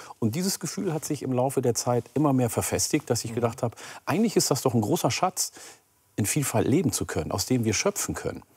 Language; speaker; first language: German; early bilingual, other home language; Oromo